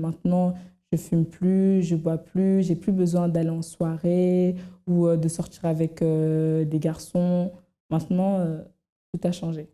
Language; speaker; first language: French; native; French